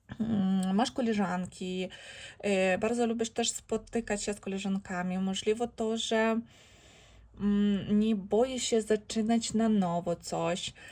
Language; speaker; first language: Polish; non-native, learner; Ukrainian